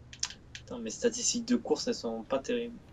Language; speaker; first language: French; native; French